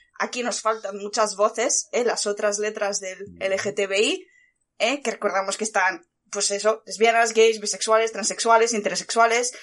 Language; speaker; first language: Spanish; early bilingual, other home language; Bulgarian